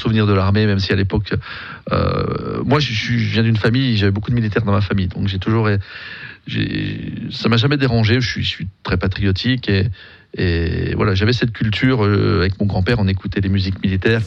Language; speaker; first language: French; native; French